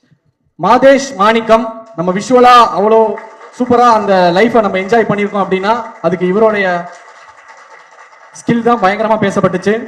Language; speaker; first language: Tamil; native; Tamil